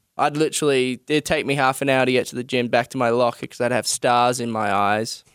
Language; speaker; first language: English; native; English